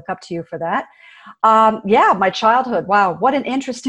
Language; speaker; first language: English; early bilingual, other home language; French